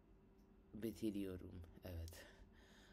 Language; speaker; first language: Turkish; non-native, learner; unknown